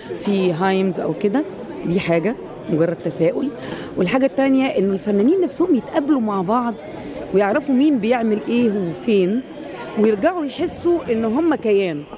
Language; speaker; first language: Arabic; native; Arabic